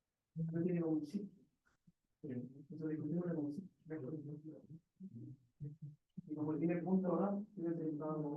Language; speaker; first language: Spanish; native; Spanish